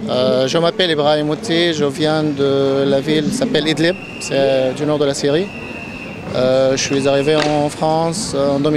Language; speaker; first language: French; non-native, fluent; Arabic